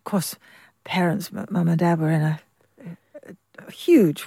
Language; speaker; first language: English; native; English